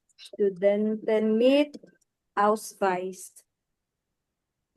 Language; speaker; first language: German; non-native, fluent; Filipino